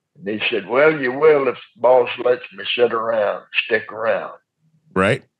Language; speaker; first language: English; native; English